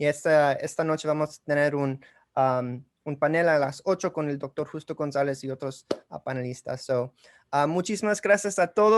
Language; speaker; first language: Spanish; early bilingual, heritage; English